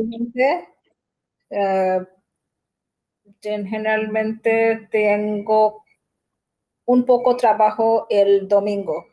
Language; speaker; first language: Spanish; non-native, learner; Bangla